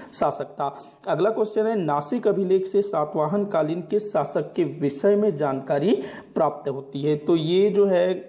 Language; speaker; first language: Hindi; non-native, local second language; Marathi